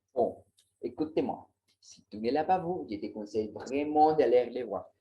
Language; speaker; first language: French; non-native, learner; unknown